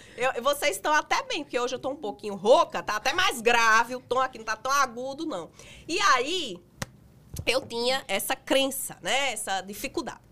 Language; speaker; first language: Portuguese; native; Portuguese